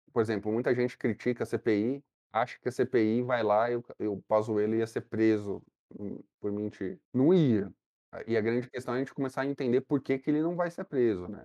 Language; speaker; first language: Portuguese; native; Portuguese